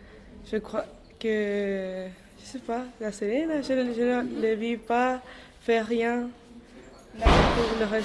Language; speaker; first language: French; non-native, learner; Spanish